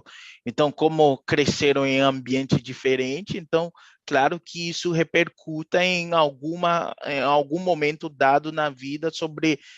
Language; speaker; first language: Portuguese; non-native, fluent; Haitian Creole